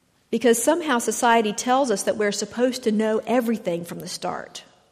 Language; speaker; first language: English; native; English